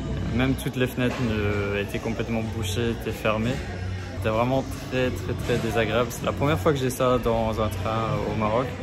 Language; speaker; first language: French; native; French